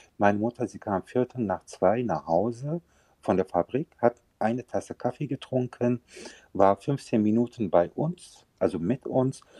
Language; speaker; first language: German; early bilingual, other home language; Turkish